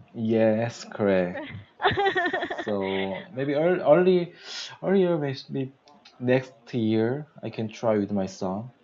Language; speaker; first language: English; non-native, learner; Korean